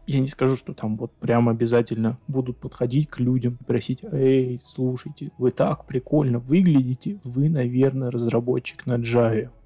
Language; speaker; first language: Russian; native; Russian